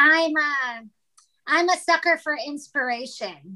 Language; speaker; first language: English; non-native, local second language; Filipino